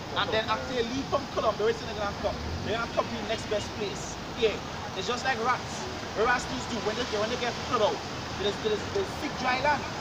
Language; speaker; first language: English; native; English